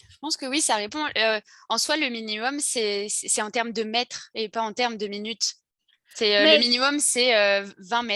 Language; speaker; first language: French; native; French